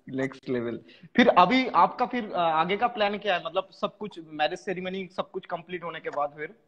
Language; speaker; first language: Hindi; non-native, local second language; Bangla